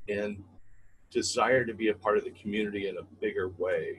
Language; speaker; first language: English; native; English